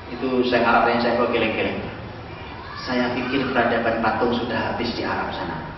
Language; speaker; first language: Indonesian; native; Indonesian